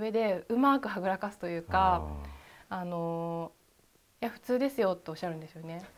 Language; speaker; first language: Japanese; native; Japanese